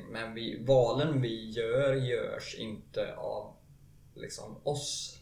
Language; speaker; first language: Swedish; native; Swedish